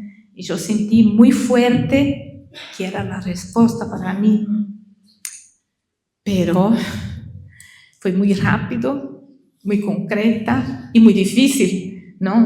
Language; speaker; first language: Spanish; non-native, learner; Portuguese